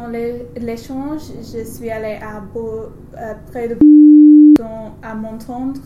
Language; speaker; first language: French; non-native, learner; English